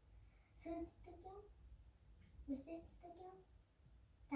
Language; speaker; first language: Mongolian; early bilingual, heritage; Mongolian